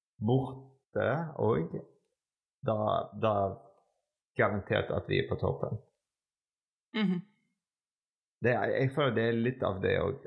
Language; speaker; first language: Norwegian; non-native, fluent; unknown